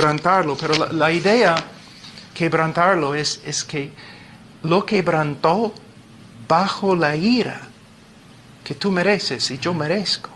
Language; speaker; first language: Spanish; non-native, fluent; English